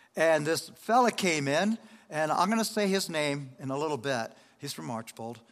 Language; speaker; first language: English; native; English